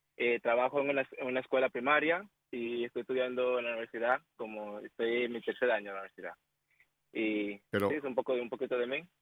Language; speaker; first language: Spanish; native; Spanish